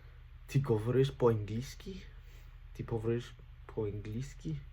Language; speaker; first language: Russian; non-native, learner; English